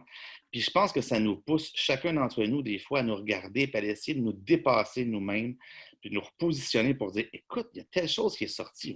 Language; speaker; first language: French; native; French